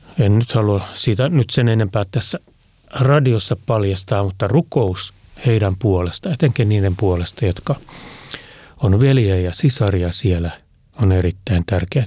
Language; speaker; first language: Finnish; native; Finnish